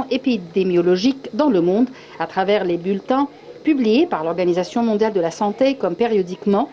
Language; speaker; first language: French; non-native, fluent; Arabic